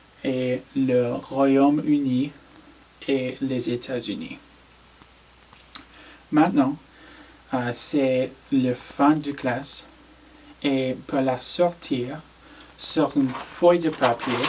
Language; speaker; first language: French; non-native, learner; English